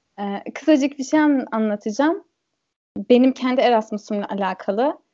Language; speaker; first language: Turkish; early bilingual, heritage; Turkish